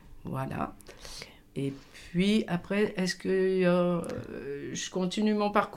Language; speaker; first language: French; native; French